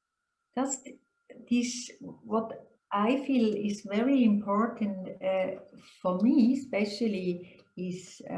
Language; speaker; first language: English; non-native, fluent; German